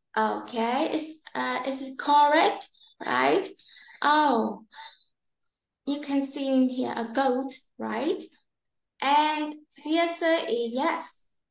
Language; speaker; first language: English; non-native, learner; Vietnamese